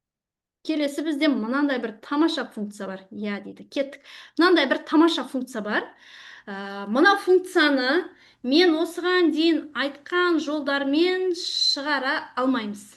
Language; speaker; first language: Kazakh; native; Kazakh